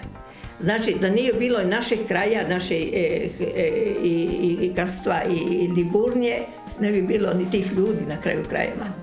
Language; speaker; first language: Croatian; native; Croatian